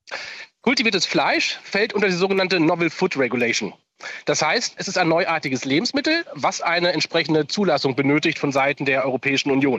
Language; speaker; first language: German; native; German